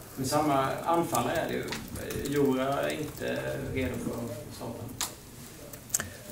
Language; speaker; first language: Swedish; native; Swedish